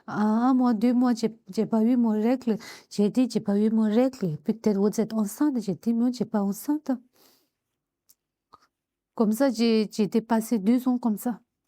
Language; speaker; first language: French; non-native, learner; Tibetan